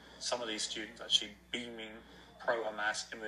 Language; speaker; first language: English; native; English